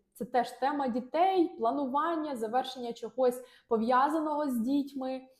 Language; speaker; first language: Ukrainian; non-native, local second language; Russian